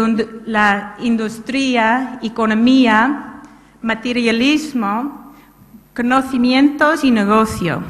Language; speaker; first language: Spanish; non-native, fluent; English